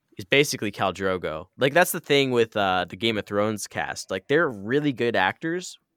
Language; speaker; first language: English; native; English